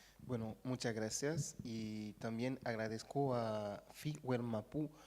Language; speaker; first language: Spanish; non-native, fluent; Haitian Creole